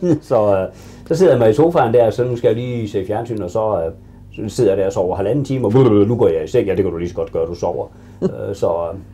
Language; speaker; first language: Danish; native; Danish